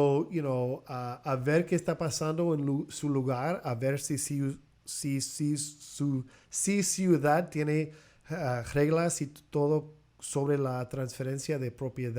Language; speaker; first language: Spanish; early bilingual, heritage; Spanish